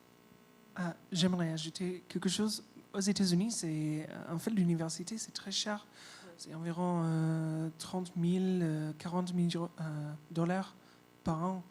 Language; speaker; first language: French; non-native, fluent; English